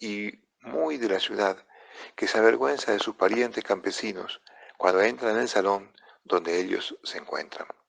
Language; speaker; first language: Spanish; non-native, fluent; Italian